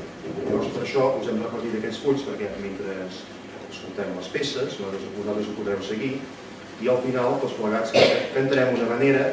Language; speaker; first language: Catalan; native; Catalan